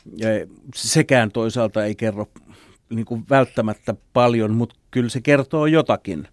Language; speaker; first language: Finnish; native; Finnish